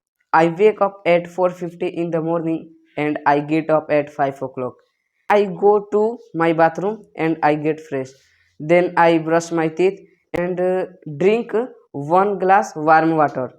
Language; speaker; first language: English; non-native, learner; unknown